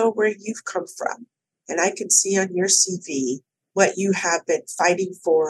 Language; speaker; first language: English; native; English